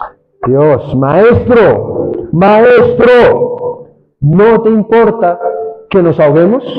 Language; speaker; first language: Spanish; native; Spanish